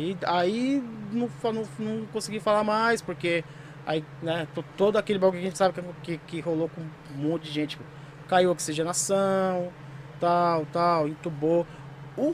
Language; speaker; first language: Portuguese; native; Portuguese